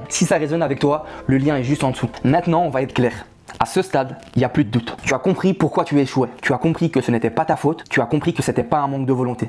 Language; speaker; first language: French; native; French